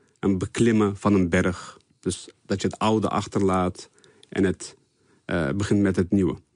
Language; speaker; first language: Dutch; early bilingual, other home language; Turkish